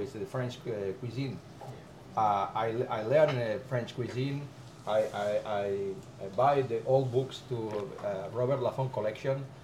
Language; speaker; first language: English; non-native, learner; Spanish